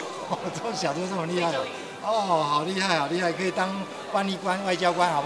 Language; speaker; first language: Chinese; native; Chinese